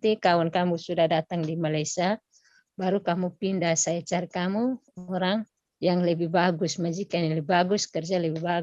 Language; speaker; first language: Indonesian; non-native, local second language; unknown